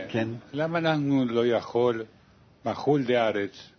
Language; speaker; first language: Hebrew; non-native, learner; Spanish